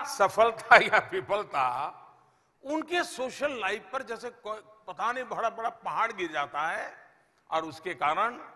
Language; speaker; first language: Hindi; native; Hindi